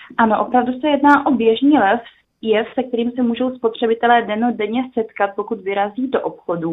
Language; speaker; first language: Czech; native; Czech